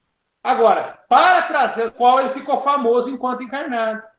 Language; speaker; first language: Portuguese; native; Portuguese